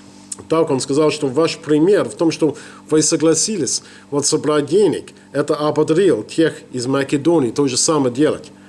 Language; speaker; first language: Russian; non-native, learner; English